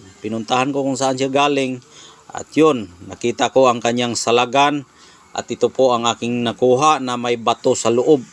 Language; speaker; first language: Filipino; non-native, local second language; Cebuano